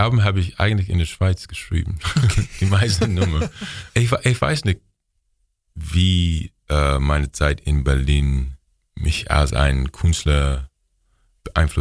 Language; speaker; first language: German; non-native, learner; English